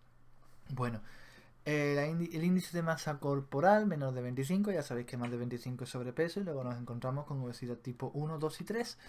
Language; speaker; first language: Spanish; native; Spanish